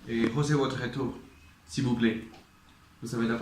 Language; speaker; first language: French; non-native, learner; Spanish